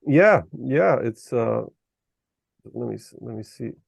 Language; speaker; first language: English; non-native, fluent; Slovenian